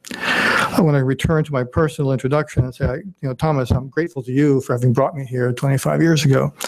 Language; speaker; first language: English; native; English